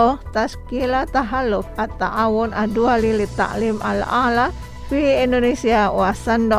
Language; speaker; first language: Arabic; non-native, fluent; Indonesian